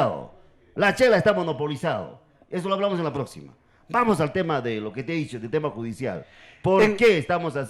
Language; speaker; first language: Spanish; native; Spanish